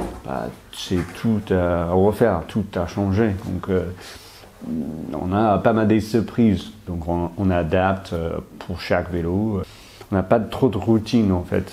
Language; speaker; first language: French; non-native, fluent; English